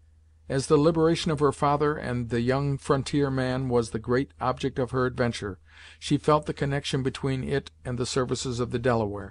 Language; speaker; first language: English; native; English